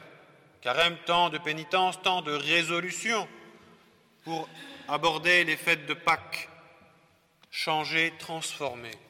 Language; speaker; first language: French; native; French